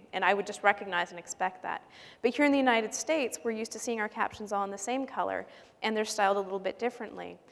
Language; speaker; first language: English; native; English